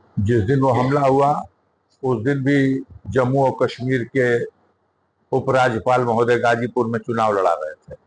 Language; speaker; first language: Hindi; native; Hindi